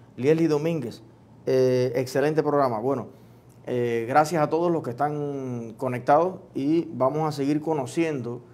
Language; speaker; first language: Spanish; native; Spanish